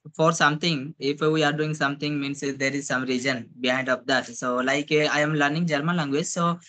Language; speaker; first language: English; non-native, local second language; Odia